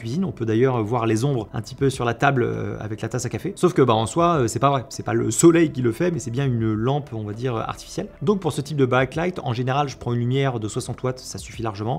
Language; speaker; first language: French; native; French